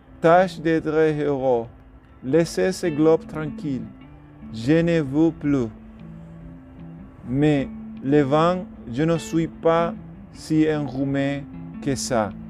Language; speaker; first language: French; non-native, learner; Spanish